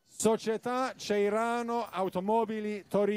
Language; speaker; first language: Italian; non-native, fluent; English